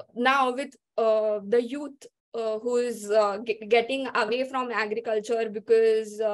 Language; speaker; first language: English; non-native, local second language; Marathi